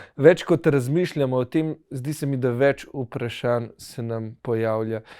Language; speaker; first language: Slovenian; native; Slovenian